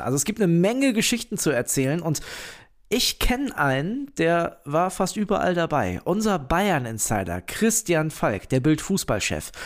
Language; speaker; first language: German; native; German